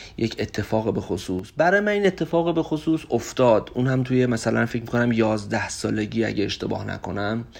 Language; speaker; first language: Persian; native; Persian